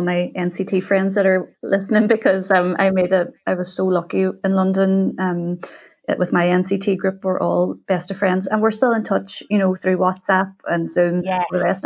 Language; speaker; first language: English; native; English